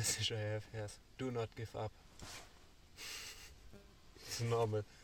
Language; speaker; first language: English; non-native, learner; German